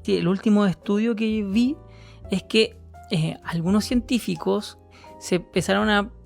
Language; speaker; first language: Spanish; native; Spanish